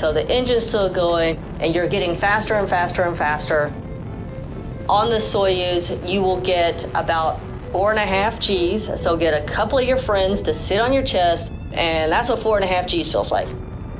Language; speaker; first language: English; native; English